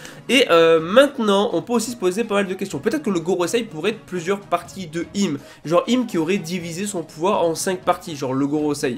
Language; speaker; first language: French; native; French